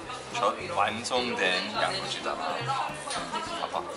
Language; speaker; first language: Korean; non-native, fluent; English